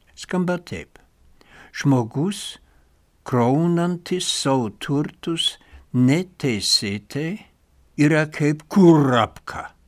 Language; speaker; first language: Lithuanian; non-native, fluent; German